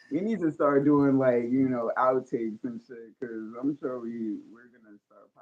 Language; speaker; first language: English; native; English